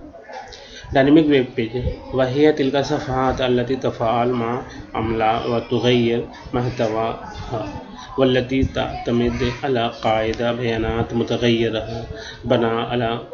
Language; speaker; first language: Arabic; non-native, learner; Urdu